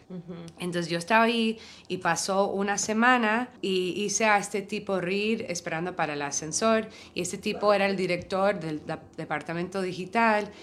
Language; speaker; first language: Spanish; early bilingual, heritage; Spanish